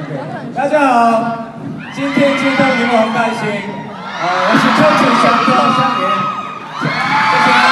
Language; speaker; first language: Chinese; non-native, learner; Korean